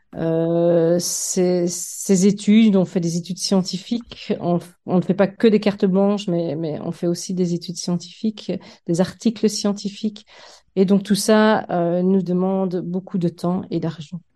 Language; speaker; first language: French; native; French